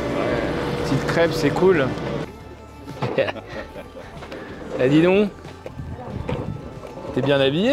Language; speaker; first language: French; native; French